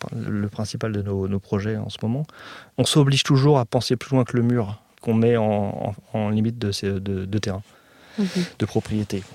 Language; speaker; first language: French; native; French